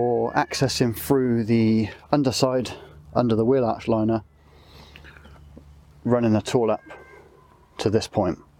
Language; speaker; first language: English; native; English